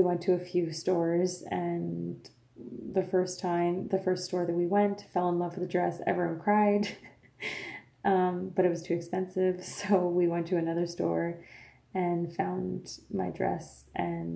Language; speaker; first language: English; non-native, fluent; French